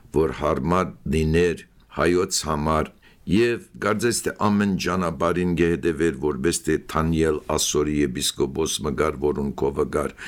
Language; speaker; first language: Armenian; early bilingual, heritage; Armenian